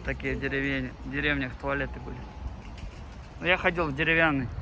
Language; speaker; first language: Russian; native; Russian